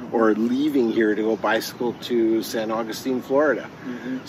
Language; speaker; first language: English; native; English